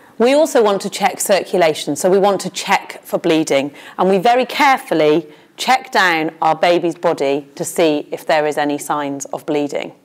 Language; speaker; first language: English; native; English